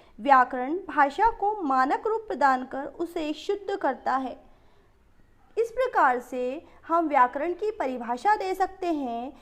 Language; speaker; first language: Hindi; native; Hindi